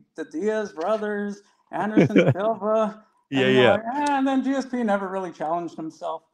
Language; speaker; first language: English; native; English